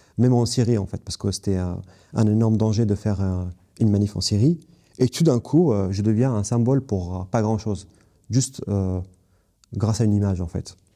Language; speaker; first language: French; non-native, fluent; Kurdish